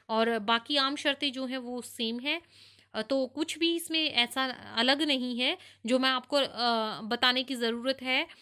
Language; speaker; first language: Hindi; non-native, local second language; Punjabi